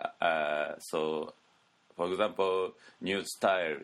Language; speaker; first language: English; non-native, learner; Japanese